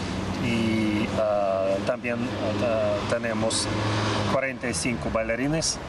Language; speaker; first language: Spanish; non-native, learner; Russian